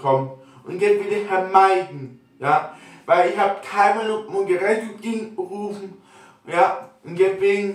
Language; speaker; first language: German; non-native, local second language; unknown